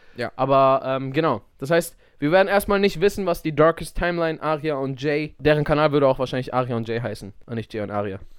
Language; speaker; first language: German; native; German